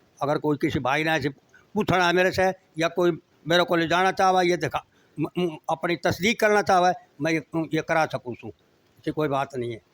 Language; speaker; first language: Hindi; native; Hindi